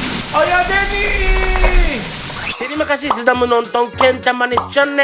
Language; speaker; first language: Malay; non-native, fluent; Japanese